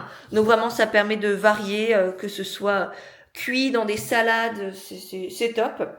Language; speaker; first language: French; native; French